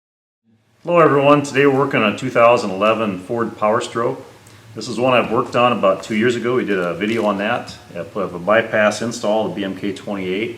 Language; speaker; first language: English; native; English